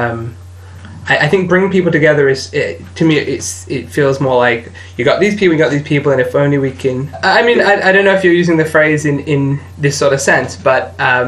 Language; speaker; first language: English; native; English